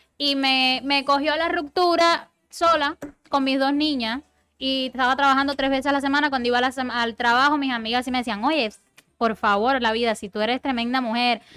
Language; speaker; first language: Spanish; native; Spanish